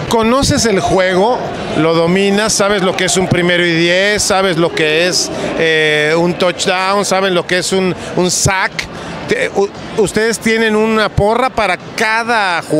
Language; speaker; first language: Spanish; native; Spanish